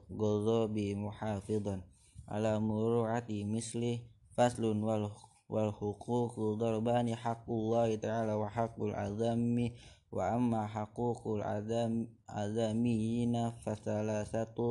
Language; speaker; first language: Arabic; non-native, learner; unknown